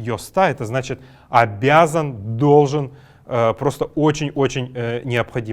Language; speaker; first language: Russian; native; Russian